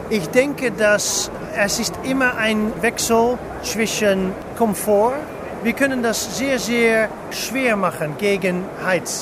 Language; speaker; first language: German; non-native, learner; English